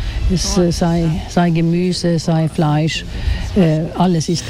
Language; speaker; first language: German; non-native, fluent; Swedish